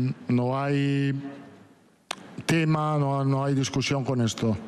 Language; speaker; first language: Spanish; non-native, fluent; Italian